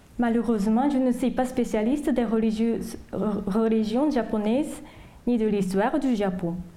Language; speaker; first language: French; non-native, fluent; Japanese